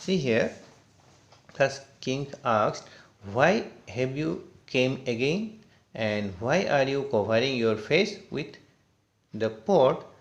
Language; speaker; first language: English; non-native, local second language; Assamese